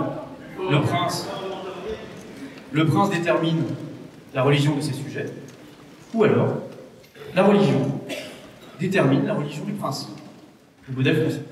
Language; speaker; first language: French; native; French